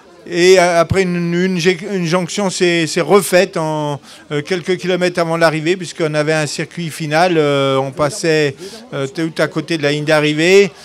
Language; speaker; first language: French; native; French